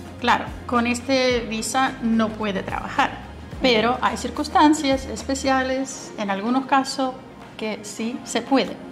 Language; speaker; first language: Spanish; non-native, fluent; Ukrainian